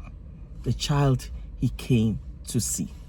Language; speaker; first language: English; non-native, local second language; Yoruba